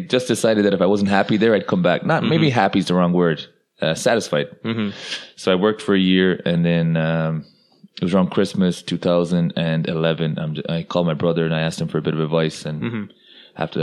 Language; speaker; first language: English; non-native, local second language; Irish